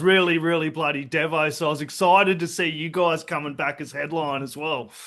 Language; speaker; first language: English; native; English